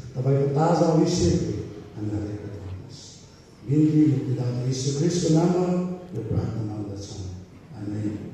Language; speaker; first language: Nepali; native; Nepali